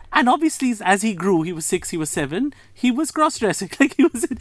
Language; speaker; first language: English; non-native, local second language; Bangla